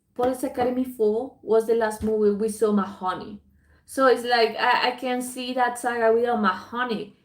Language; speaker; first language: English; non-native, fluent; Spanish